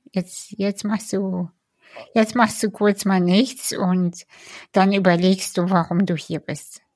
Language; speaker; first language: German; early bilingual, other home language; Russian